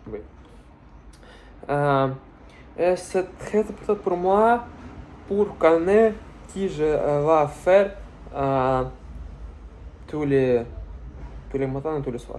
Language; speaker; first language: French; non-native, learner; Russian